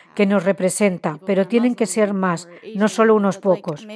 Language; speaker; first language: Spanish; non-native, fluent; Chinese